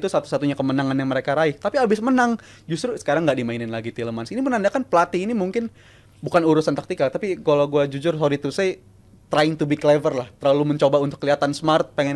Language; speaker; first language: Indonesian; native; Indonesian